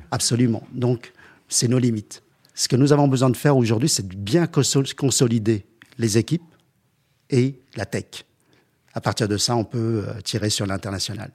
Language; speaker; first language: French; early bilingual, other home language; Chinese